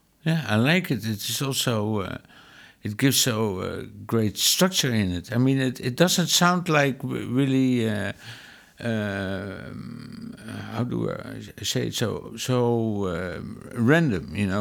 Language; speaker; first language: English; non-native, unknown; Dutch